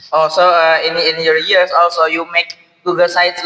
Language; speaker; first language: English; non-native, learner; Indonesian